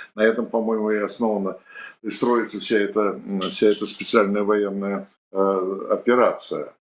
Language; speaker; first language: Russian; native; Russian